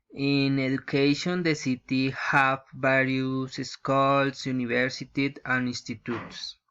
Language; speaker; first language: English; non-native, learner; Spanish